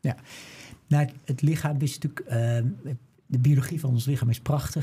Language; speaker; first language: Dutch; native; Dutch